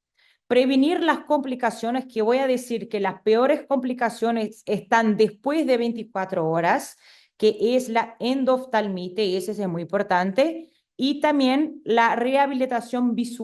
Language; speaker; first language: Spanish; non-native, fluent; Portuguese